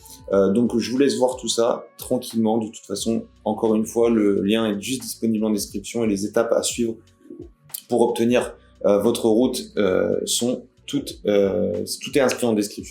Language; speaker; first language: French; native; French